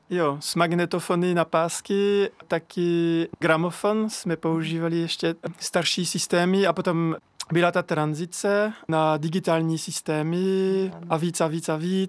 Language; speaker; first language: Czech; non-native, learner; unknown